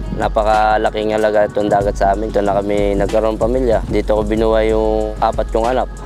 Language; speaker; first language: Filipino; native; Filipino